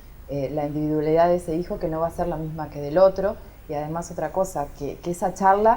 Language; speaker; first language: Spanish; native; Spanish